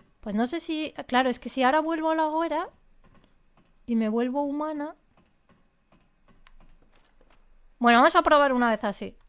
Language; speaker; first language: Spanish; native; Spanish